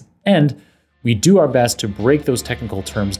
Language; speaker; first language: English; native; English